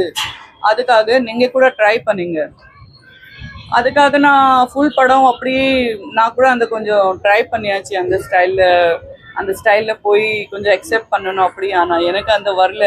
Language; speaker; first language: Tamil; non-native, local second language; Gujarati